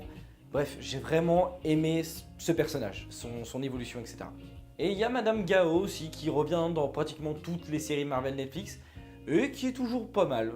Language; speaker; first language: French; native; French